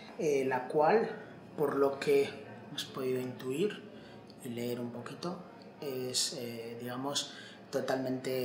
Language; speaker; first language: Spanish; native; Spanish